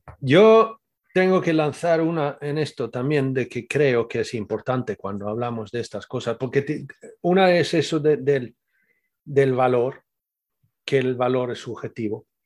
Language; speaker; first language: Spanish; native; Spanish